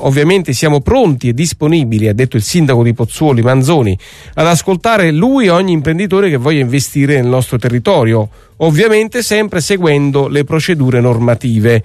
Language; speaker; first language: Italian; native; Italian